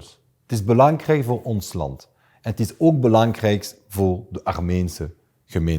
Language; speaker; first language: Dutch; non-native, learner; French